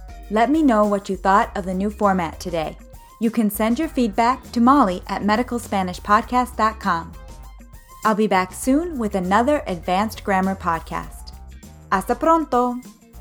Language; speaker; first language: English; native; English